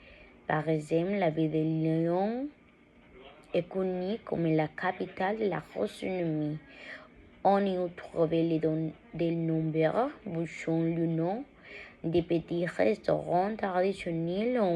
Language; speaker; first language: French; non-native, learner; Spanish